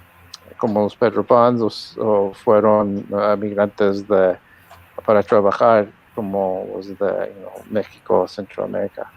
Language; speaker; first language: Spanish; early bilingual, heritage; Spanish